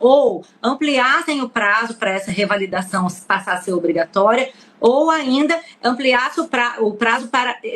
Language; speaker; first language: Portuguese; native; Portuguese